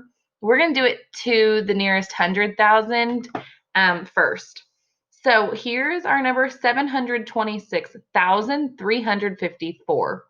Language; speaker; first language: English; native; English